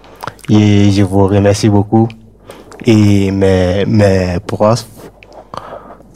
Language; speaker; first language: French; non-native, learner; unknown